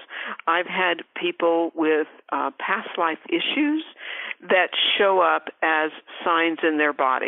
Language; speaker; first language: English; native; English